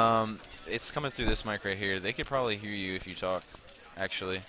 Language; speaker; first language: English; native; English